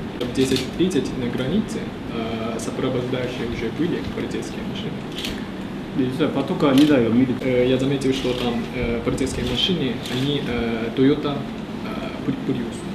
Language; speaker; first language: Russian; non-native, fluent; Japanese